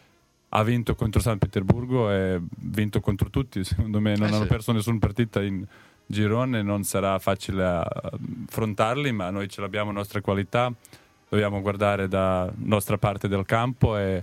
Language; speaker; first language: Italian; non-native, learner; Serbian